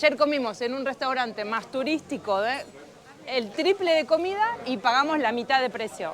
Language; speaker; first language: Spanish; native; Spanish